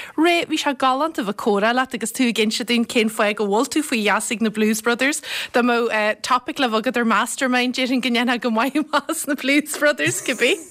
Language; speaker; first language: Irish; native; Irish